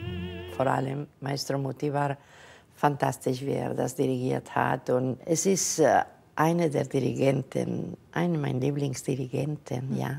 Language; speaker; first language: German; non-native, fluent; Catalan